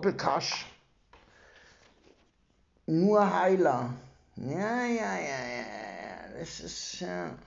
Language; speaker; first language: German; native; German